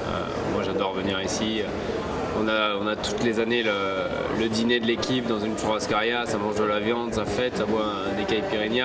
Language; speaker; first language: French; native; French